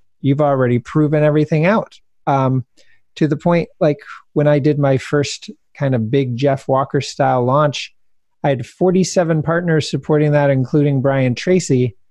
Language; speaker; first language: English; native; English